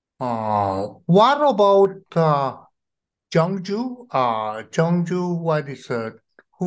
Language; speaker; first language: English; non-native, learner; Korean